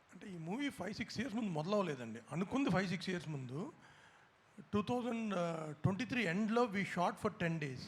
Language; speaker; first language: Telugu; native; Telugu